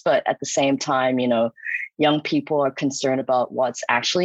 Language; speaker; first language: English; non-native, local second language; Cantonese